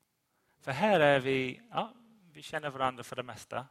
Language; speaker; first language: Swedish; non-native, fluent; English